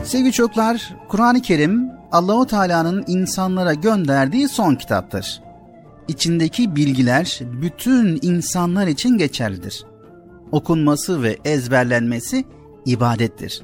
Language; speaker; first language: Turkish; native; Turkish